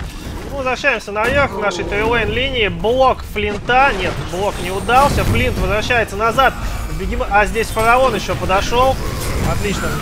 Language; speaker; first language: Russian; native; Russian